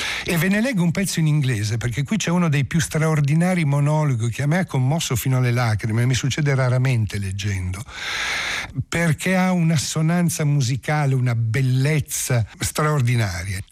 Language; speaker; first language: Italian; early bilingual, other home language; English